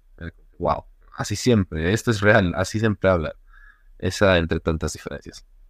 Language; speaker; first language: Spanish; native; Spanish